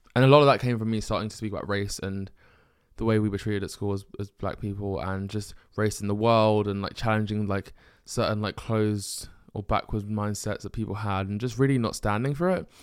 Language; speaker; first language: English; native; English